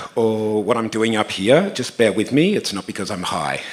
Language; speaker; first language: English; native; English